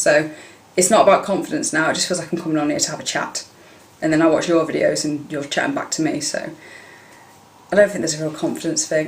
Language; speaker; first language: English; native; English